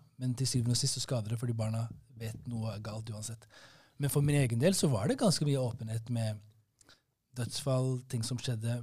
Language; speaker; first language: Norwegian; early bilingual, other home language; Somali